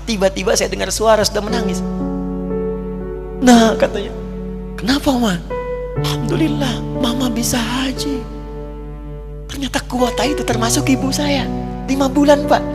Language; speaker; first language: Indonesian; native; Indonesian